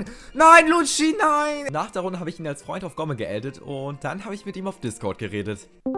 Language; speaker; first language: German; native; German